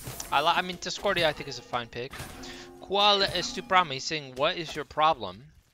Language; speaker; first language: English; native; English